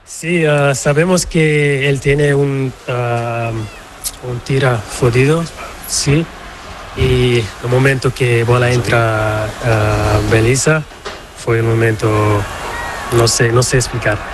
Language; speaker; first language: Spanish; non-native, learner; Portuguese